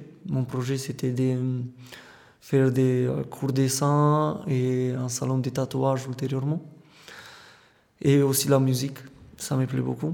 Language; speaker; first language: French; non-native, fluent; Romanian